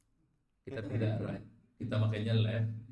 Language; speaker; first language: Indonesian; native; Indonesian